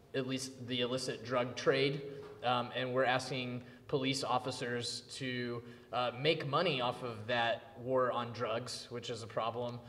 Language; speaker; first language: English; native; English